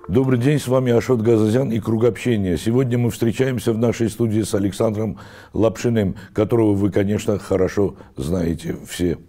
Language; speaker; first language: Russian; non-native, local second language; Armenian